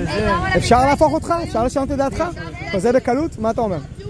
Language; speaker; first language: Hebrew; native; Hebrew